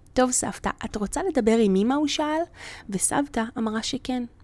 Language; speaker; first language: Hebrew; native; Hebrew